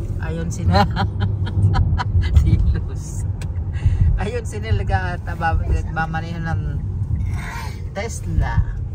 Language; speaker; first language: Filipino; native; Filipino